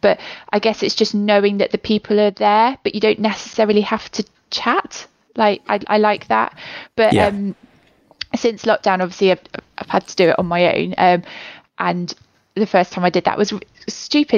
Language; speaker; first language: English; native; English